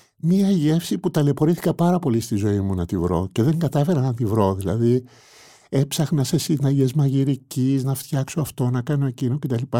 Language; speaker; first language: Greek; native; Greek